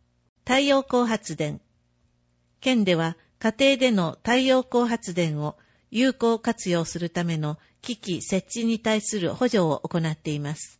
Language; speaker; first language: Japanese; native; Japanese